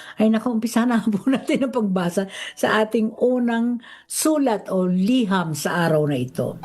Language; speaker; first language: Filipino; native; Filipino